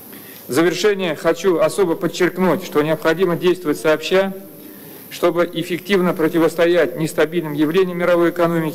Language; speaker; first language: Russian; native; Russian